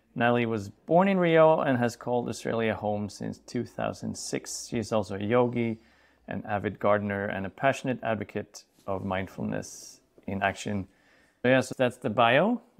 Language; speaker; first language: English; non-native, fluent; Swedish